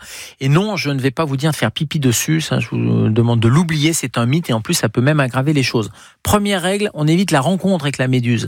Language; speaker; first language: French; native; French